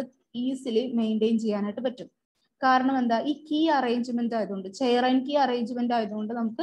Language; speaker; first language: Malayalam; native; Malayalam